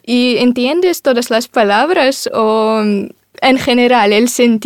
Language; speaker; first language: Spanish; non-native, fluent; Russian